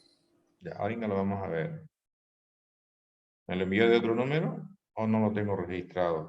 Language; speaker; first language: Spanish; native; Spanish